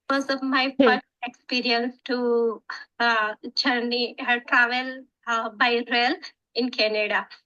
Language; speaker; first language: English; non-native, learner; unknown